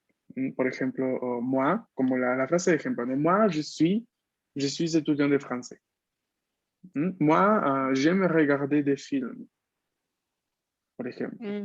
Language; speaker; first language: French; non-native, fluent; Spanish